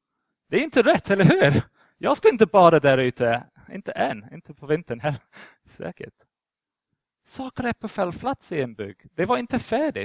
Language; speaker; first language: Swedish; non-native, fluent; English